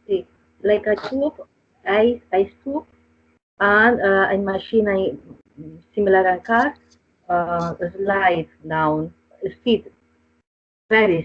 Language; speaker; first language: English; non-native, learner; Spanish